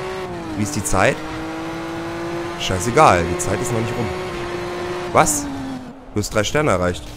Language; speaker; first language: German; native; German